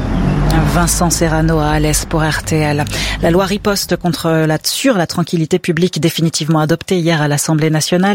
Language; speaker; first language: French; native; French